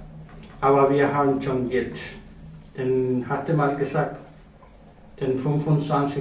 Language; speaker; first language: German; non-native, learner; Spanish